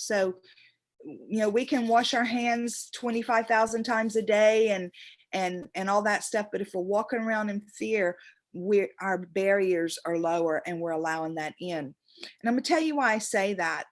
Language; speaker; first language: English; native; English